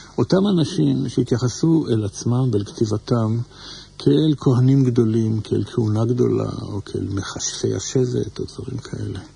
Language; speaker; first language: Hebrew; native; Hebrew